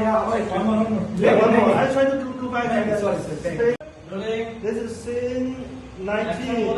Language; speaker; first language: English; non-native, learner; Bangla